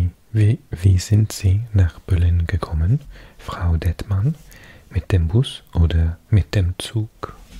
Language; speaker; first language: German; non-native, learner; Welsh